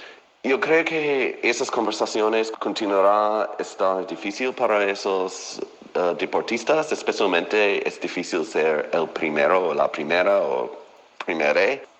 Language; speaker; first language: Spanish; non-native, fluent; English